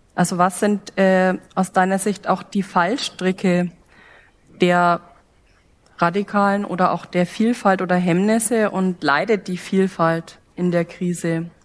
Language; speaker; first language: German; native; German